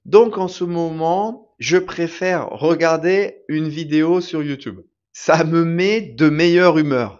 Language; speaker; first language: French; native; French